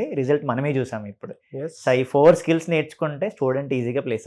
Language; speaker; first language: Telugu; native; Telugu